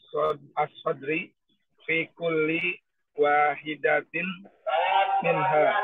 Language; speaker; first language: Arabic; non-native, learner; Indonesian